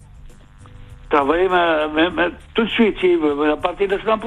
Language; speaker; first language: French; non-native, fluent; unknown